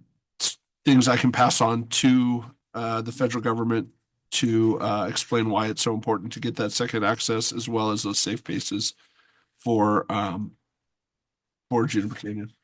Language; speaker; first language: English; native; English